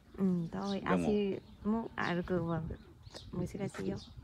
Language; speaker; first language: Japanese; non-native, learner; Vietnamese